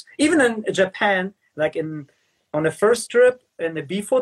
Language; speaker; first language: English; non-native, fluent; German